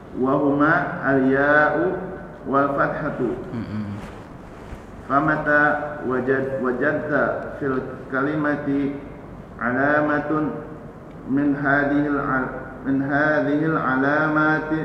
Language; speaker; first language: Arabic; non-native, learner; Indonesian